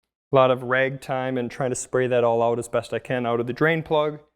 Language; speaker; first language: English; native; English